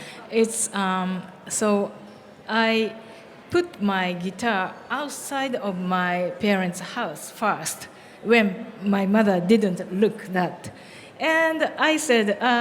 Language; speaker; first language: English; non-native, learner; Japanese